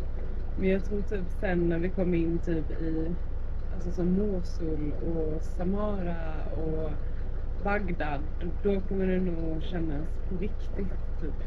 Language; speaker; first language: Swedish; native; Swedish